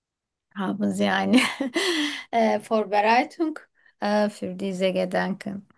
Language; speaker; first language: German; non-native, learner; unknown